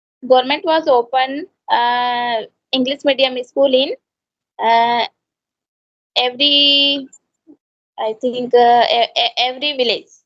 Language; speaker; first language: English; non-native, learner; Hindi